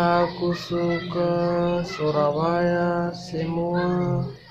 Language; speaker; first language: Indonesian; non-native, learner; Bangla